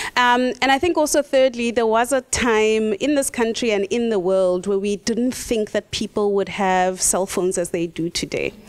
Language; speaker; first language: English; non-native, local second language; Tswana